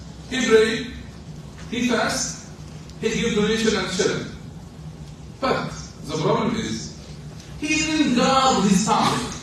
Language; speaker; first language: English; non-native, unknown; Arabic